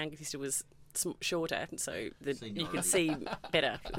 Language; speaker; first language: English; native; English